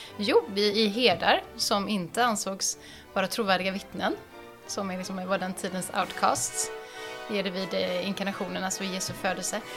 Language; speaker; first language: Swedish; native; Swedish